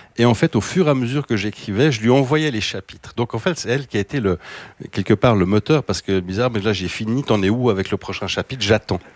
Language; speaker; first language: French; non-native, local second language; Swedish